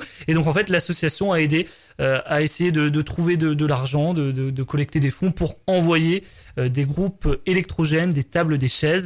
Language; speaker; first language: French; native; French